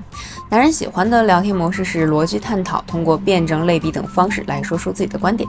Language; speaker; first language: Chinese; native; Chinese